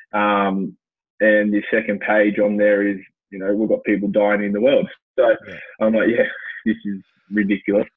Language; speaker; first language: English; native; English